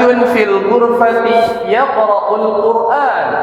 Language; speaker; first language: Arabic; non-native, fluent; Indonesian